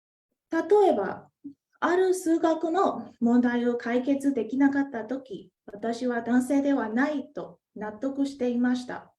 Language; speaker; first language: Japanese; non-native, fluent; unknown